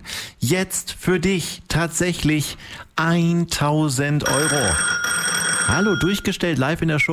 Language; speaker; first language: German; native; German